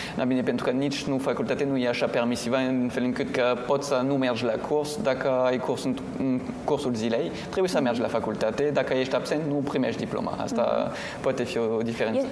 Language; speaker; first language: Romanian; non-native, fluent; French